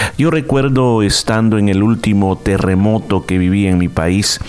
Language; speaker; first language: Spanish; native; Spanish